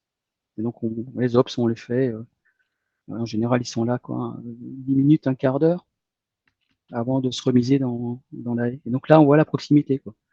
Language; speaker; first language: French; native; French